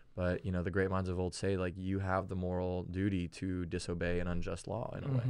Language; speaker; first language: English; early bilingual, other home language; German